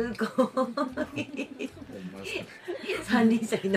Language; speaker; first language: Japanese; native; Japanese